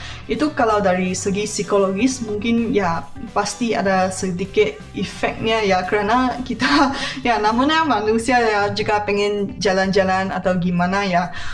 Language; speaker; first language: Indonesian; non-native, fluent; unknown